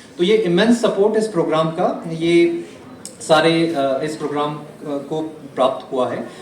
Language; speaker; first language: Hindi; native; Hindi